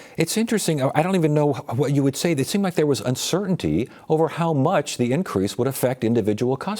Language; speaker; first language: English; native; English